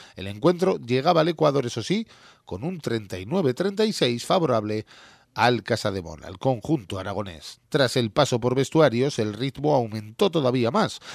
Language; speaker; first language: Spanish; native; Spanish